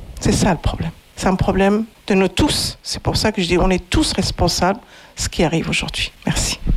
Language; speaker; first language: French; non-native, fluent; Arabic